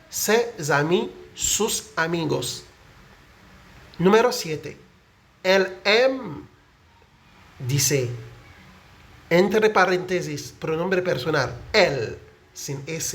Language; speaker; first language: Spanish; non-native, fluent; Haitian Creole